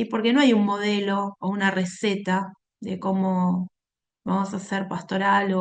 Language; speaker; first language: Spanish; native; Spanish